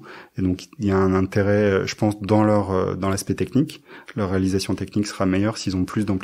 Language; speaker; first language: French; native; French